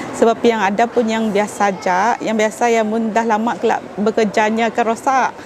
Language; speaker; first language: Malay; non-native, local second language; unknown